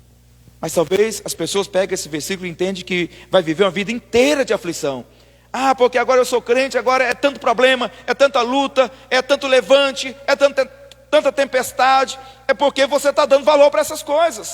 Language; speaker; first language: Portuguese; native; Portuguese